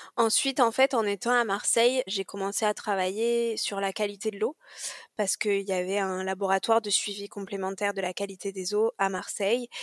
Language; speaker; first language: French; native; French